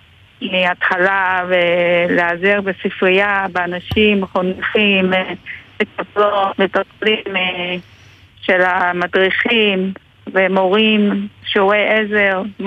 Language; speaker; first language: Hebrew; non-native, fluent; Vietnamese